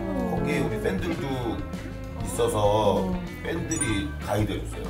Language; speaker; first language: Korean; native; Korean